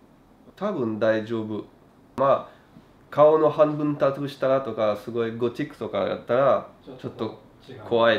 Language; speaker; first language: Japanese; non-native, learner; French